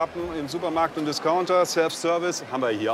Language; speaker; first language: German; native; German